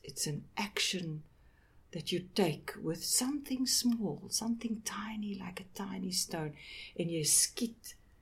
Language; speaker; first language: English; non-native, local second language; Afrikaans